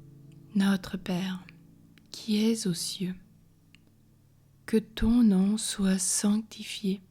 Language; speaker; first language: French; native; French